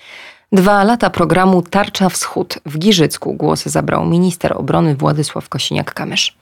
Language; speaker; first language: Polish; native; Polish